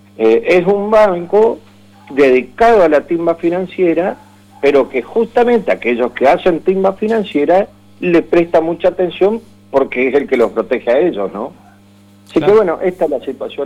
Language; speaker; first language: Spanish; native; Spanish